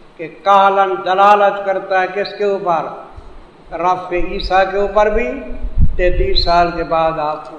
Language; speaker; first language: Urdu; non-native, local second language; Saraiki